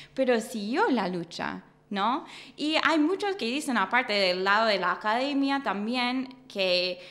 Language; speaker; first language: Spanish; non-native, fluent; English